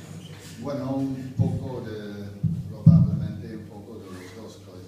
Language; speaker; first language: Spanish; non-native, fluent; English